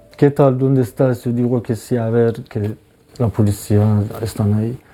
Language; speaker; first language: Spanish; non-native, learner; Persian